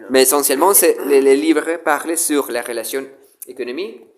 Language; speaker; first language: French; non-native, learner; Spanish